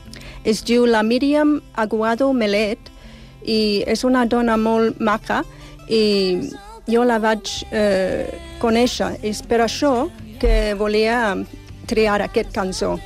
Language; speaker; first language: Catalan; non-native, fluent; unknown